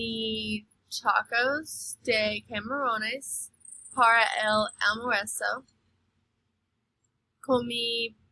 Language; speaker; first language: Spanish; non-native, learner; English